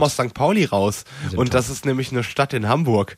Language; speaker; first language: German; native; German